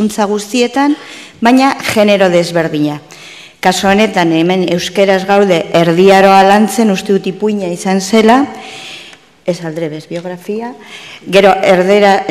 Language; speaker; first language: Basque; native; Basque